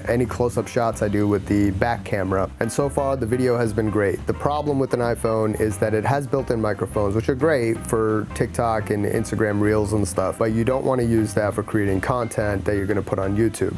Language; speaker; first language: English; native; English